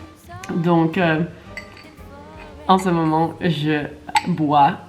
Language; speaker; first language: French; non-native, learner; English